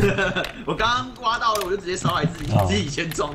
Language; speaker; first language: Chinese; native; Chinese